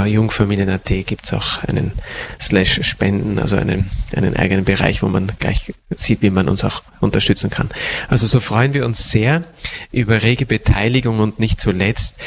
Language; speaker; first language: German; native; German